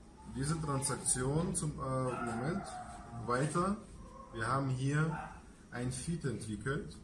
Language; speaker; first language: German; non-native, fluent; Russian